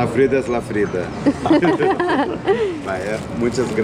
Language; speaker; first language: Spanish; non-native, fluent; Portuguese